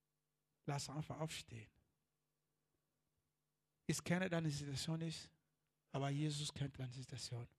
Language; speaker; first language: German; non-native, learner; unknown